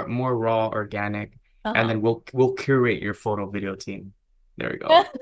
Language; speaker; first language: English; native; English